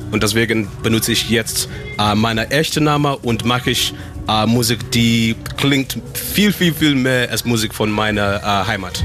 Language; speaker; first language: German; non-native, learner; Shona